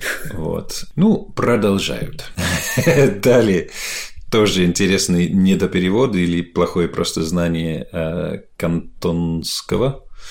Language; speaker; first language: Russian; non-native, fluent; English